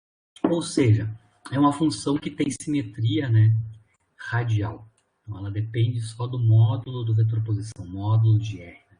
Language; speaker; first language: Portuguese; native; Portuguese